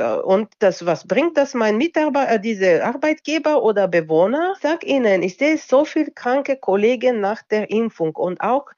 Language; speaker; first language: German; non-native, local second language; Bulgarian